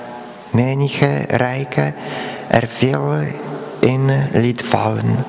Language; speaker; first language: Dutch; non-native, fluent; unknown